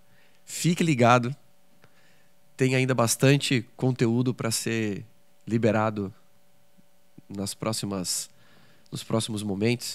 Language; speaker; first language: Portuguese; native; Portuguese